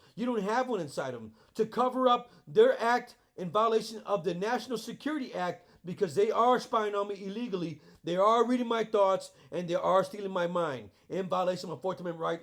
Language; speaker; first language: English; native; English